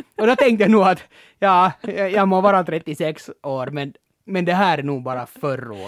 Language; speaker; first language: Swedish; native; Swedish